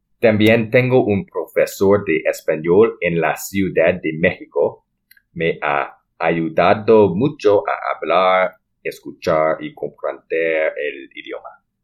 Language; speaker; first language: Spanish; non-native, learner; English